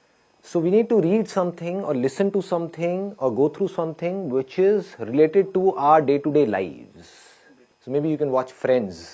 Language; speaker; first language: English; non-native, local second language; Hindi